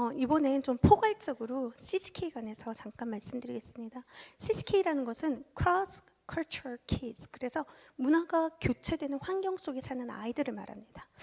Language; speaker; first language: Korean; early bilingual, heritage; Korean